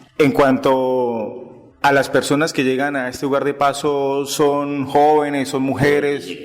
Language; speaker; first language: Spanish; native; Spanish